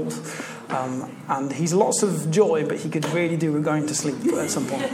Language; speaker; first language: English; native; English